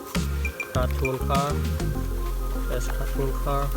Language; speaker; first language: English; non-native, learner; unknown